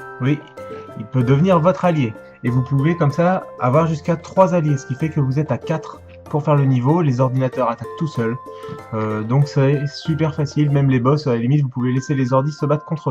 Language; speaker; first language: French; native; French